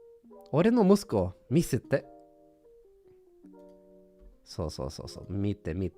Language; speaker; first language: Japanese; non-native, learner; English